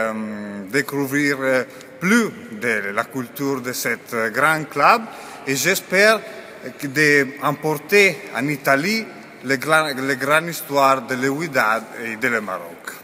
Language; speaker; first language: French; non-native, learner; Italian